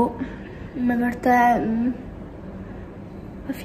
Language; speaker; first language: Albanian; early bilingual, heritage; Albanian